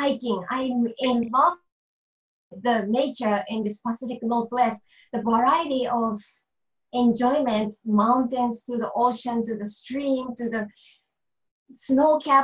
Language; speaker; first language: English; non-native, learner; Japanese